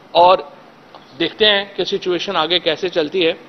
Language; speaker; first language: Urdu; native; Urdu